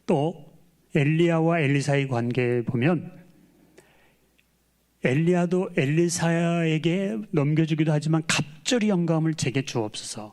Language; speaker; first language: Korean; native; Korean